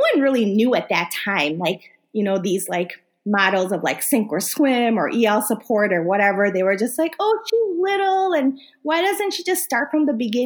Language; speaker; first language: English; early bilingual, other home language; Korean